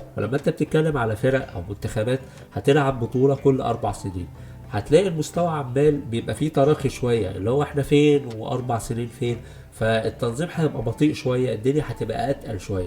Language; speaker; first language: Arabic; native; Arabic